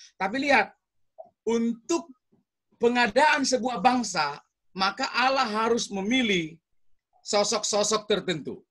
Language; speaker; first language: Indonesian; native; Indonesian